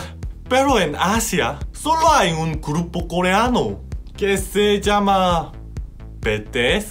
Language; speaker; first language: Spanish; non-native, fluent; Korean